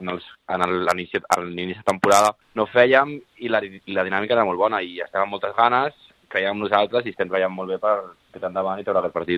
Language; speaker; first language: Spanish; native; Spanish